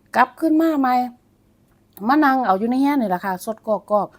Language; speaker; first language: Thai; native; Thai